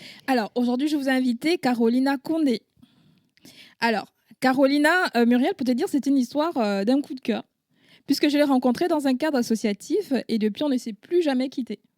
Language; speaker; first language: French; native; French